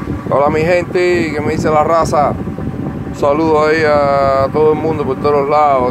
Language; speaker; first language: Spanish; native; Spanish